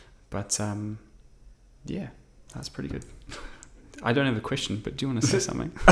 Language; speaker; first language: English; native; English